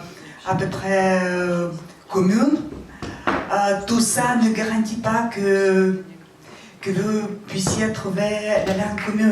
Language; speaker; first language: French; non-native, fluent; Russian